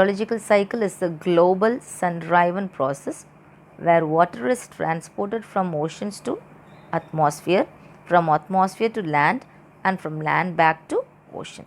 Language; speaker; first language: English; non-native, local second language; Tamil